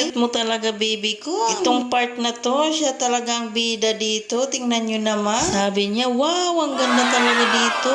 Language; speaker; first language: Filipino; non-native, local second language; Cebuano